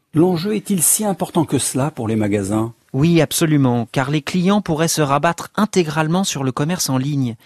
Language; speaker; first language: French; native; French